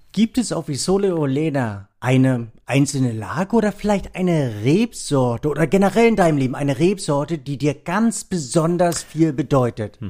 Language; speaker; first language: German; native; German